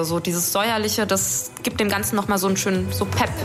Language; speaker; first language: German; early bilingual, other home language; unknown